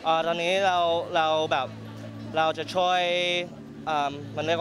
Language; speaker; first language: Thai; early bilingual, heritage; Thai